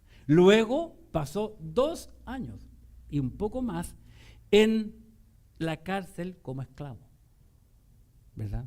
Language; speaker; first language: Spanish; native; Spanish